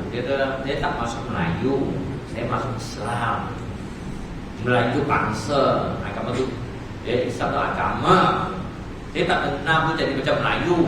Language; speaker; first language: Malay; non-native, local second language; Chinese